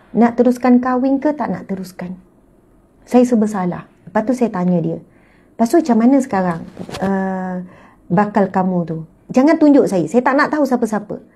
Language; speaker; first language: Malay; native; Malay